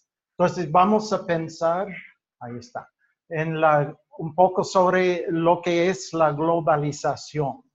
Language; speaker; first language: Spanish; non-native, fluent; English